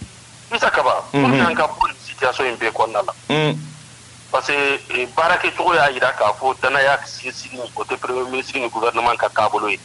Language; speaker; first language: French; non-native, local second language; Bambara